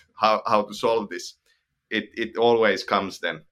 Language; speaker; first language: English; non-native, fluent; Finnish